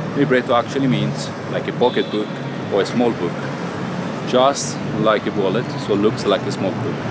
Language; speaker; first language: English; non-native, fluent; Italian